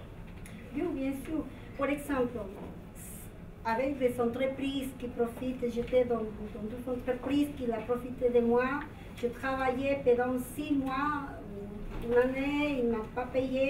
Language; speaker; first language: French; non-native, learner; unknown